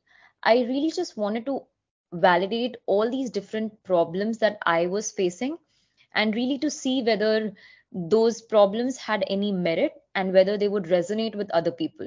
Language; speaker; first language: English; non-native, local second language; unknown